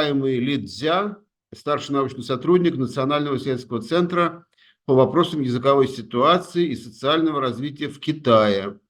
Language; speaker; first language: Russian; native; Russian